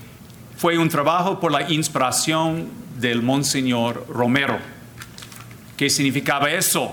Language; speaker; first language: Spanish; non-native, fluent; English